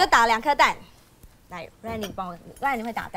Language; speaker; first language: Chinese; native; Chinese